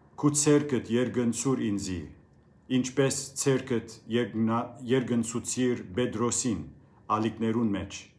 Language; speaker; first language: Armenian; early bilingual, heritage; Armenian